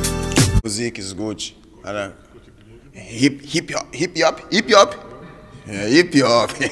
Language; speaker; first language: German; non-native, learner; Portuguese